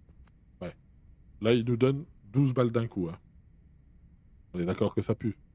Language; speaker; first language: French; native; French